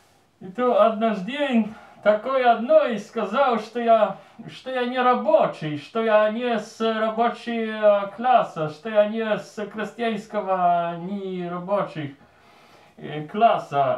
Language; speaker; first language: Russian; non-native, learner; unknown